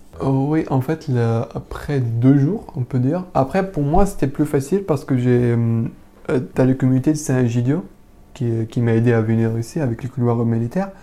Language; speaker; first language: French; non-native, learner; Arabic